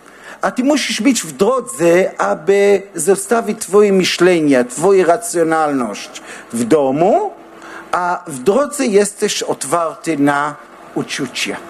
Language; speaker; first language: Polish; non-native, learner; Hebrew